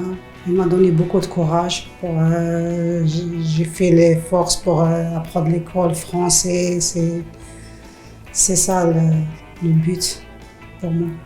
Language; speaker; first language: French; non-native, learner; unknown